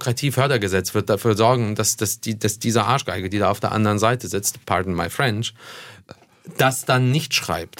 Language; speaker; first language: German; early bilingual, other home language; Russian